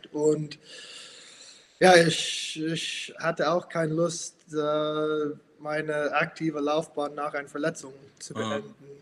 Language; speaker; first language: German; non-native, fluent; English